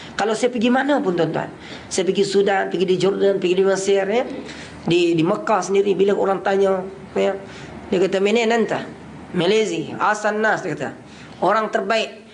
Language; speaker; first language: Malay; non-native, local second language; Central Dusun